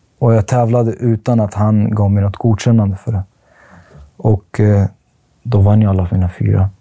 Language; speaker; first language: Swedish; early bilingual, other home language; Arabic